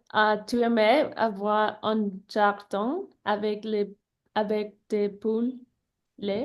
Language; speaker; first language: French; non-native, learner; English